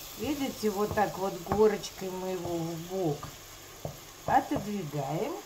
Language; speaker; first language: Russian; native; Russian